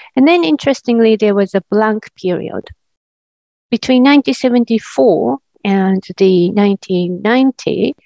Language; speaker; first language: English; non-native, fluent; Japanese